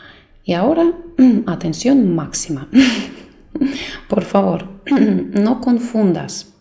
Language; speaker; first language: Spanish; non-native, fluent; Russian